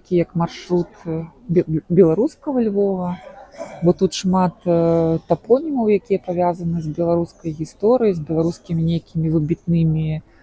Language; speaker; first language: Belarusian; native; Belarusian